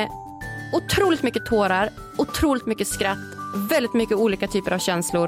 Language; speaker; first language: Swedish; native; Swedish